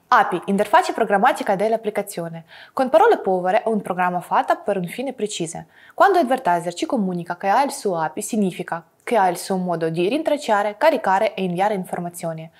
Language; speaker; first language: Italian; non-native, fluent; Russian